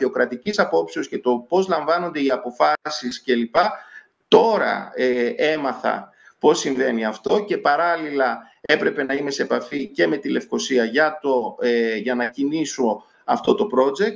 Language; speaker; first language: Greek; native; Greek